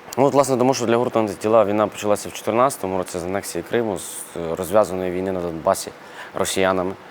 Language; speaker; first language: Ukrainian; non-native, local second language; Russian